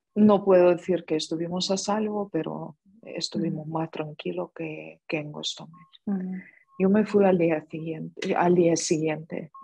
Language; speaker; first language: Spanish; non-native, fluent; Ukrainian